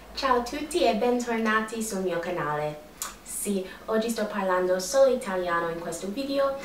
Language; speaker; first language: Italian; non-native, learner; English